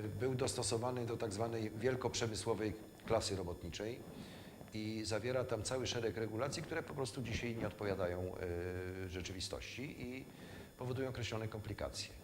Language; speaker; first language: Polish; native; Polish